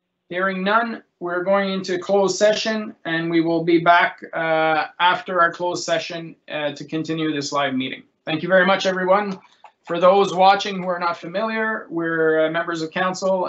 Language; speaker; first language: English; non-native, local second language; French